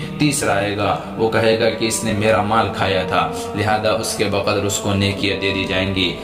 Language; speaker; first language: Urdu; native; Urdu